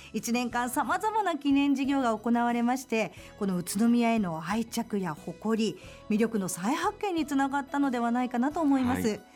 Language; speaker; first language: Japanese; native; Japanese